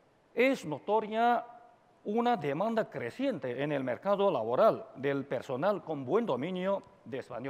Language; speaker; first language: Spanish; non-native, fluent; Chinese